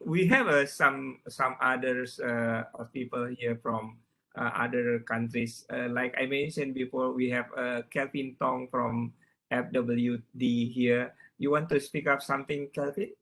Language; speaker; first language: English; non-native, learner; Indonesian